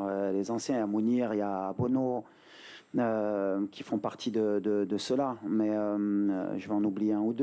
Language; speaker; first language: French; native; French